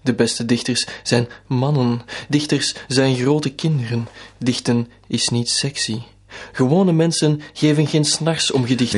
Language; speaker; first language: Dutch; native; Dutch